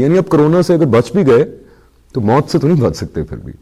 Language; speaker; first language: Urdu; native; Urdu